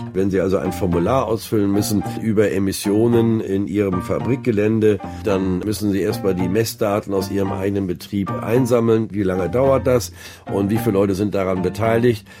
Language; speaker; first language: German; native; German